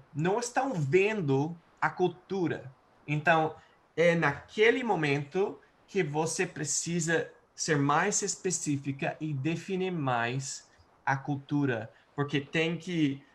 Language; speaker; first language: Portuguese; non-native, fluent; English